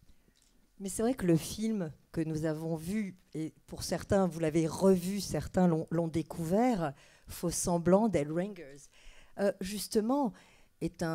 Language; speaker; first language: French; native; French